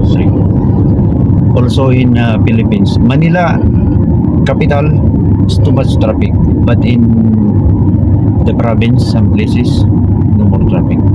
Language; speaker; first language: English; non-native, learner; Filipino